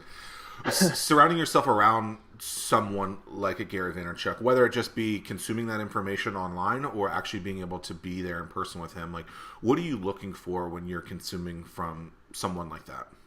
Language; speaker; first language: English; native; English